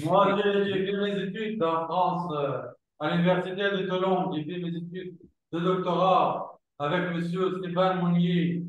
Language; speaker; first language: French; non-native, fluent; Arabic